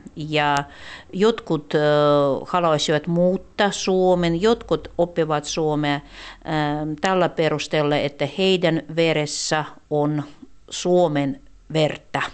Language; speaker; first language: Finnish; non-native, fluent; Russian